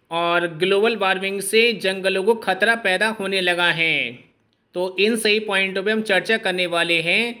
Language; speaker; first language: Hindi; native; Hindi